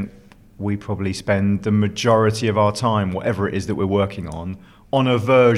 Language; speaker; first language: English; native; English